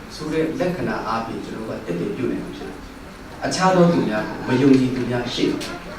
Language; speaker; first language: Burmese; non-native, local second language; Kachin